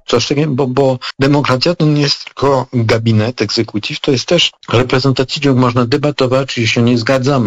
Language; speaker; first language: Polish; non-native, fluent; French